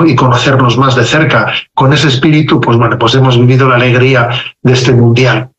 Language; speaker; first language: Spanish; native; Spanish